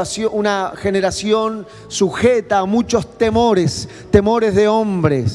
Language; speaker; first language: Spanish; native; Spanish